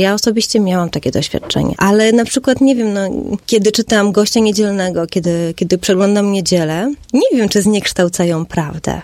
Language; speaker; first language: Polish; native; Polish